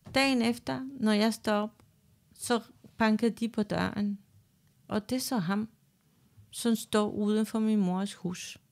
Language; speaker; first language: Danish; non-native, fluent; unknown